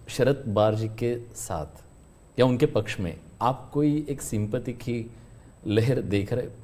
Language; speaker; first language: Hindi; non-native, local second language; Marathi